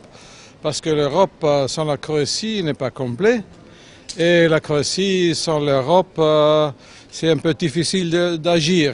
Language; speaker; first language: French; non-native, fluent; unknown